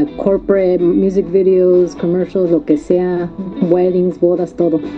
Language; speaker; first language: Spanish; early bilingual, heritage; Spanish